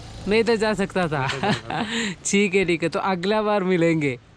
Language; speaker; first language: Hindi; non-native, local second language; Malayalam